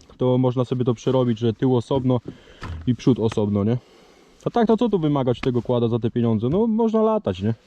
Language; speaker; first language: Polish; native; Polish